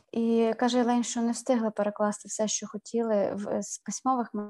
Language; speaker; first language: Ukrainian; native; Ukrainian